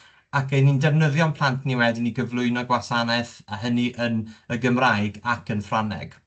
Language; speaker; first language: Welsh; native; Welsh